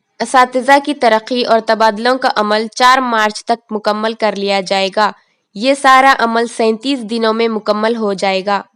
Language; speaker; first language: Urdu; native; Urdu